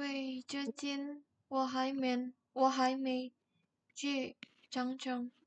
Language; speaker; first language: Chinese; non-native, learner; Indonesian